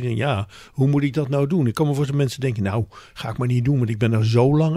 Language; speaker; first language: Dutch; native; Dutch